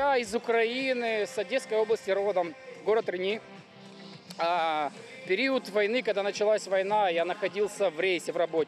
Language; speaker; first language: Russian; native; Russian